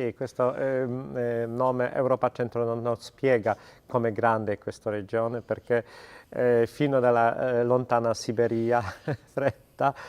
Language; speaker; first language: Italian; non-native, fluent; Polish